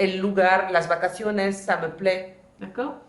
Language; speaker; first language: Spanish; non-native, fluent; French